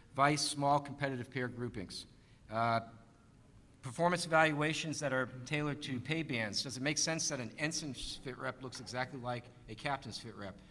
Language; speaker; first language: English; native; English